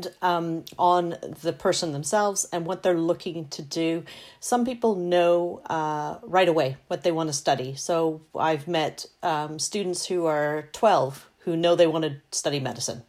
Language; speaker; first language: English; native; English